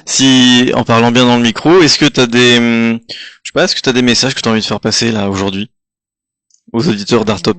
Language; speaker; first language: French; native; French